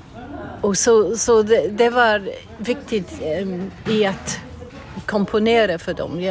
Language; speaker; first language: Swedish; non-native, fluent; English